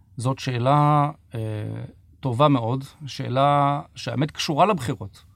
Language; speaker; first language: Hebrew; native; Hebrew